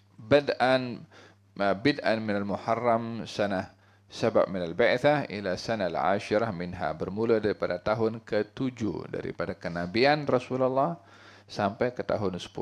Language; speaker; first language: Malay; native; Malay